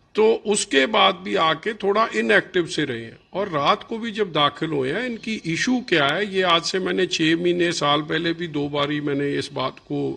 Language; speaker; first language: Hindi; non-native, local second language; Punjabi